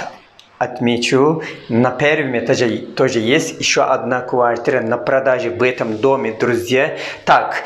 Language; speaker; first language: Russian; non-native, learner; Turkish